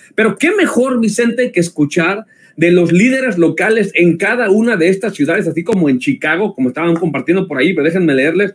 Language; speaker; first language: Spanish; native; Spanish